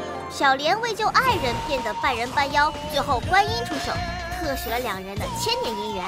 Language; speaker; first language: Chinese; native; Chinese